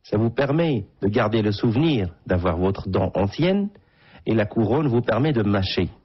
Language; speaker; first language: French; non-native, local second language; Arabic